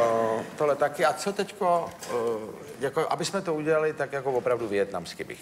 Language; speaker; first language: Czech; native; Czech